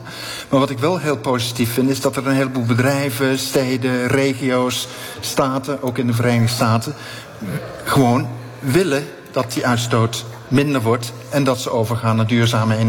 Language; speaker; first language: Dutch; native; Dutch